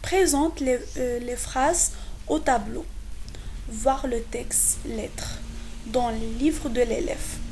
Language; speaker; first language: French; non-native, local second language; Arabic